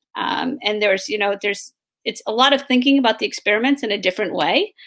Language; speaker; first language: English; native; English